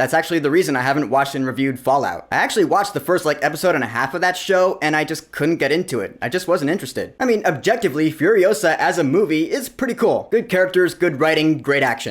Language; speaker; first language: English; native; English